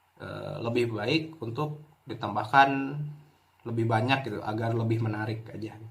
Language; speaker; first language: Indonesian; native; Indonesian